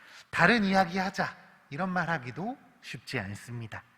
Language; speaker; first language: Korean; native; Korean